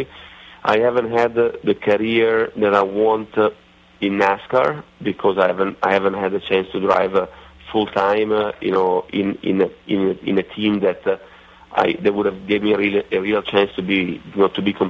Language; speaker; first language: English; non-native, fluent; Italian